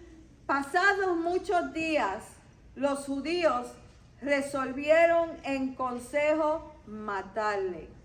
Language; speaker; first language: Spanish; native; Spanish